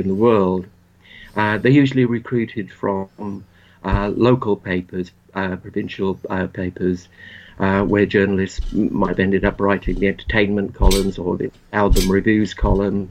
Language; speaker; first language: English; native; English